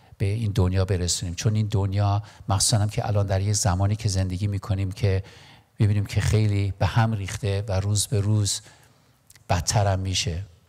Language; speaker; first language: Persian; non-native, local second language; Armenian